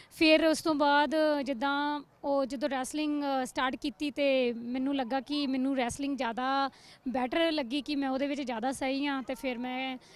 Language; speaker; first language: Punjabi; native; Punjabi